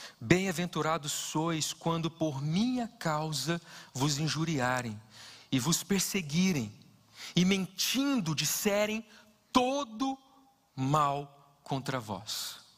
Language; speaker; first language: Portuguese; native; Portuguese